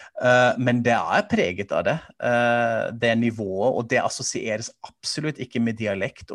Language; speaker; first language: Norwegian; non-native, fluent; German